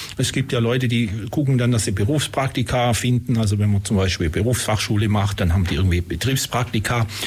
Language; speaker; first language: German; native; German